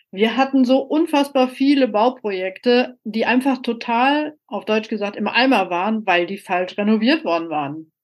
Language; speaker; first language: German; native; German